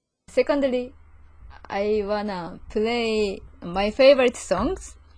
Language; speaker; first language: English; non-native, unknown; Japanese